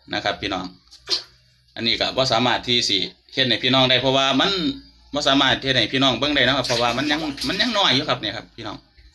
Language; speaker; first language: Thai; native; Thai